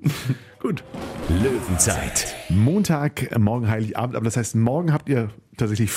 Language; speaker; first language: German; native; German